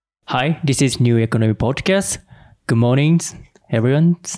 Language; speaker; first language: English; non-native, learner; Japanese